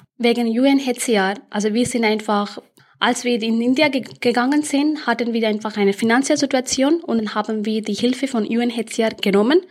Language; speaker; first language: German; early bilingual, other home language; Tamil